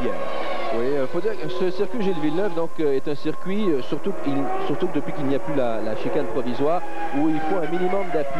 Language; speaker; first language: French; native; French